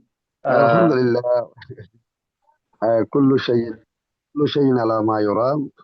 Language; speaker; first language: Arabic; non-native, fluent; Urdu